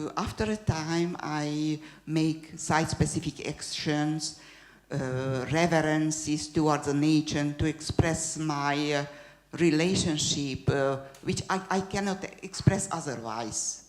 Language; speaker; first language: English; non-native, fluent; Hungarian